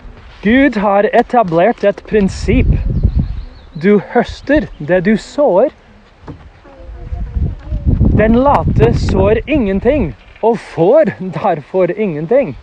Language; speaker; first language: Norwegian; non-native, fluent; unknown